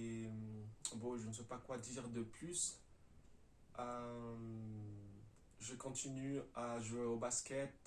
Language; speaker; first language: French; non-native, learner; Spanish